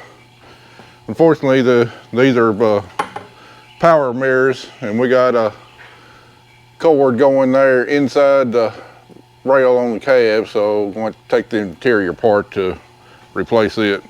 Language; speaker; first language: English; native; English